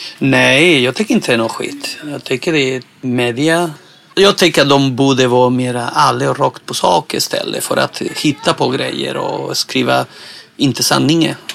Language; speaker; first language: Swedish; non-native, fluent; Spanish